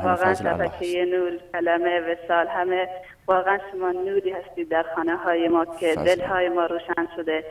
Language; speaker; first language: Persian; non-native, local second language; Baluchi